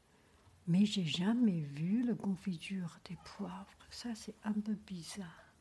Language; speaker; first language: French; non-native, learner; Chinese